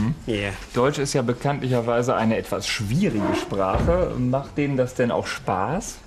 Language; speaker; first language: German; native; German